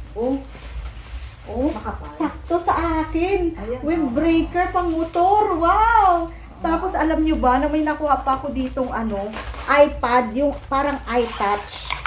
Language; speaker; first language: Filipino; native; Filipino